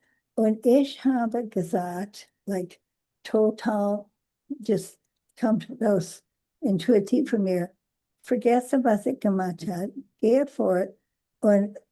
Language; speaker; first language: German; non-native, learner; English